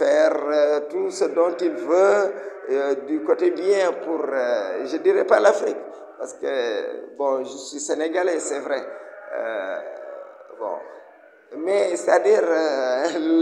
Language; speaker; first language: French; non-native, local second language; Wolof